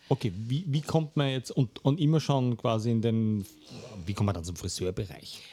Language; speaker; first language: German; native; German